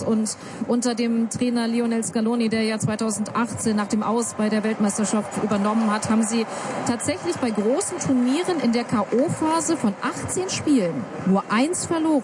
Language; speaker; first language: German; native; German